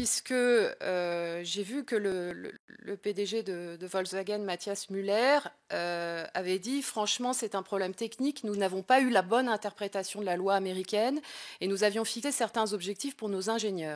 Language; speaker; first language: French; native; French